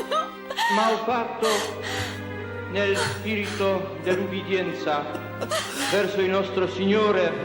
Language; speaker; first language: Italian; non-native, fluent; Polish